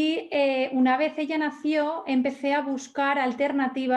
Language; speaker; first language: Spanish; native; Spanish